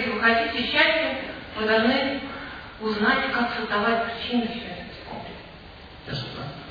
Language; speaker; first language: Russian; native; Russian